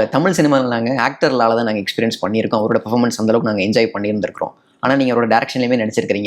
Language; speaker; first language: Tamil; native; Tamil